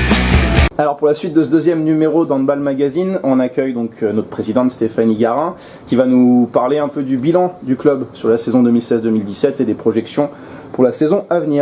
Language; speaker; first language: French; native; French